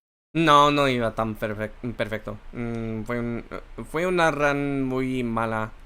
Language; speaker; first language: Spanish; non-native, fluent; English